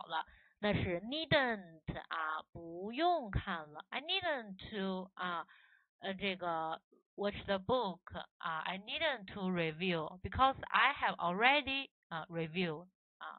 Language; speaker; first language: English; non-native, learner; Chinese